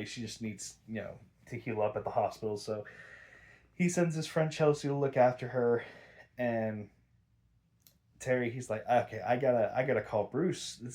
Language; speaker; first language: English; native; English